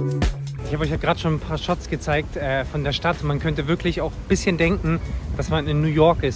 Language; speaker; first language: German; native; German